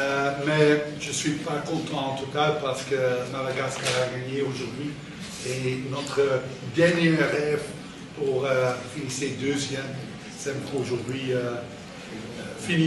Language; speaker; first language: French; non-native, fluent; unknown